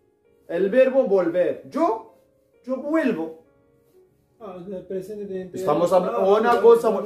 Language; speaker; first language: Spanish; non-native, fluent; Arabic